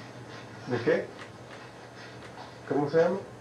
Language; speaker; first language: Spanish; early bilingual, heritage; English